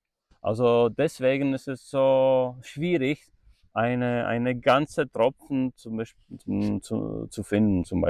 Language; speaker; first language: German; non-native, fluent; Czech